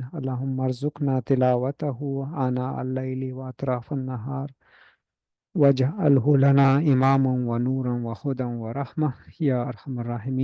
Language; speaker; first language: Arabic; non-native, fluent; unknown